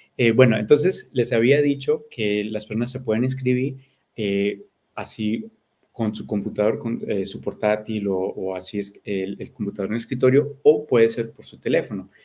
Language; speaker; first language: Spanish; early bilingual, heritage; Spanish